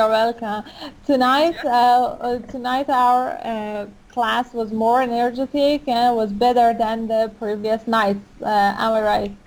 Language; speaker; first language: English; non-native, fluent; Persian